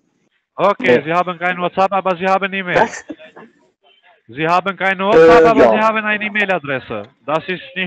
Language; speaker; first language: German; early bilingual, other home language; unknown